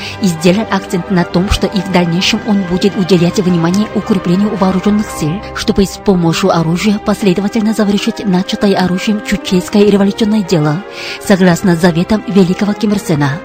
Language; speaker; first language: Russian; non-native, fluent; Korean